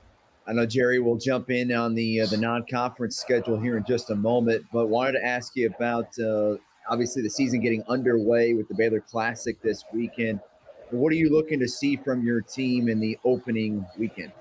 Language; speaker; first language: English; native; English